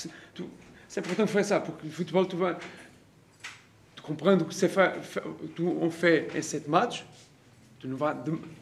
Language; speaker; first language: French; non-native, learner; Portuguese